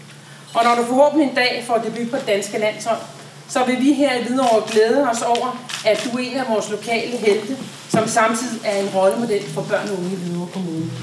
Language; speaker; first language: Danish; native; Danish